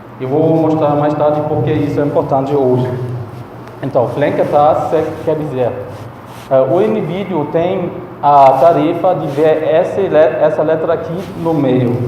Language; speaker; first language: Portuguese; non-native, fluent; German